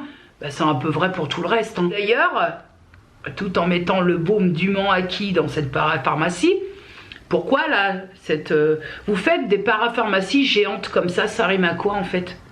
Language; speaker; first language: French; native; French